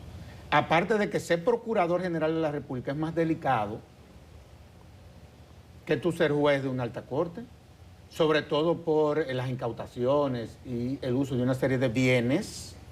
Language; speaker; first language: Spanish; native; Spanish